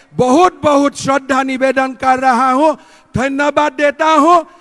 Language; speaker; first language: Hindi; non-native, local second language; Assamese